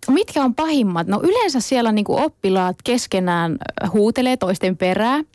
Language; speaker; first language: Finnish; early bilingual, other home language; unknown